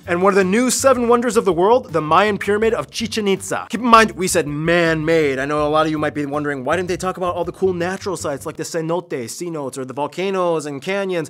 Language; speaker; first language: English; native; English